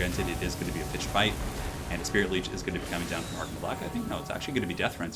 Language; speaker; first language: English; native; English